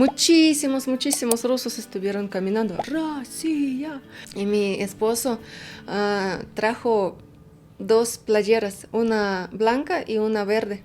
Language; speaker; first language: Spanish; non-native, fluent; Russian